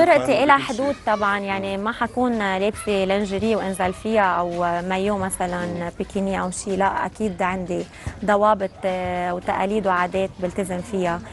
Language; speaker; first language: Arabic; native; Arabic